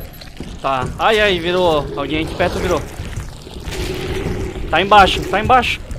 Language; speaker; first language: Portuguese; native; Portuguese